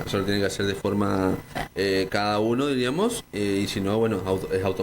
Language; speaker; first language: Spanish; native; Spanish